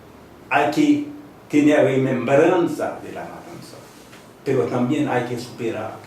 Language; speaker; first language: Spanish; non-native, fluent; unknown